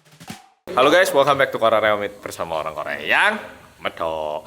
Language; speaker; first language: Indonesian; non-native, fluent; Korean